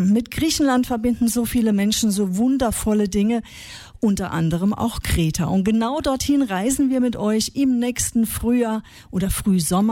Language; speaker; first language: German; native; German